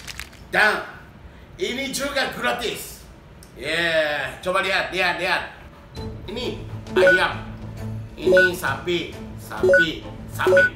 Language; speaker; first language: Indonesian; non-native, learner; Japanese